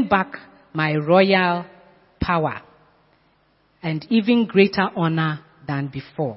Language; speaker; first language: English; non-native, local second language; Akan